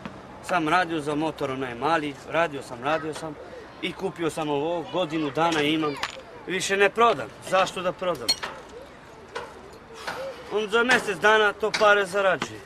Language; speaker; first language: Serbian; non-native, local second language; Romany